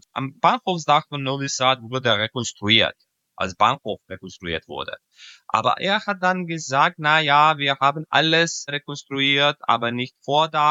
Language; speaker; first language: German; non-native, fluent; Serbian